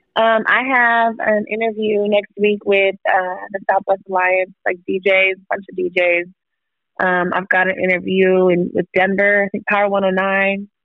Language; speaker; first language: English; native; English